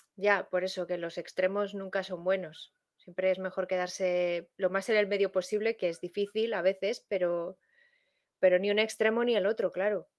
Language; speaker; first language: Spanish; native; Spanish